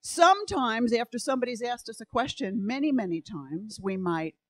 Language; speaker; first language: English; native; English